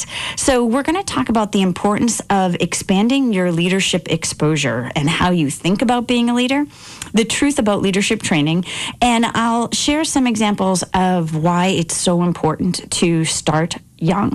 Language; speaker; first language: English; native; English